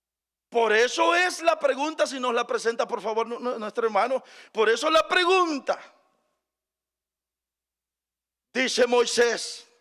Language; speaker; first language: Spanish; native; Spanish